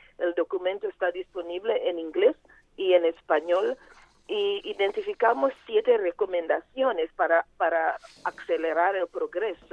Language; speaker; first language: Spanish; non-native, fluent; Portuguese